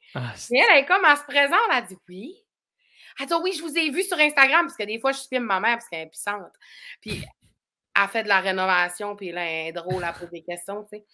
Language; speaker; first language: French; native; French